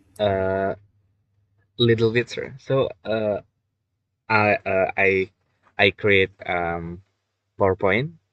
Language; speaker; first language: English; non-native, learner; Indonesian